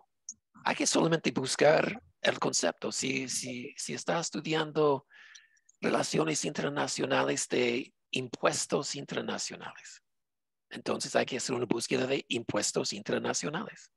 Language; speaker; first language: Spanish; non-native, fluent; English